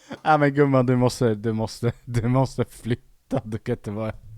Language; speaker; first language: Swedish; native; Swedish